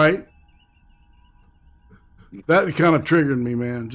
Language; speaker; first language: English; native; English